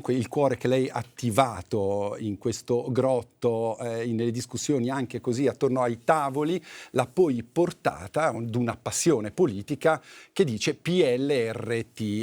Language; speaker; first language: Italian; native; Italian